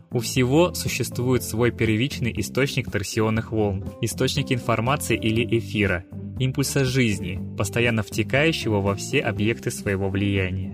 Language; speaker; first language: Russian; native; Russian